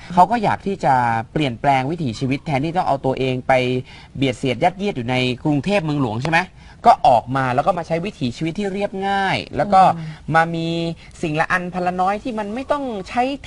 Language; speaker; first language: Thai; native; Thai